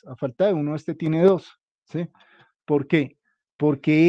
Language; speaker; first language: Spanish; native; Spanish